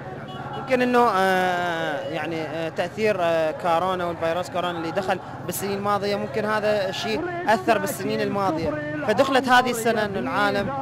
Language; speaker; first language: Arabic; native; Arabic